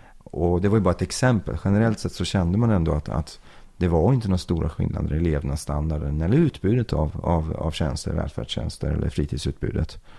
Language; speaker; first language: Swedish; early bilingual, other home language; Persian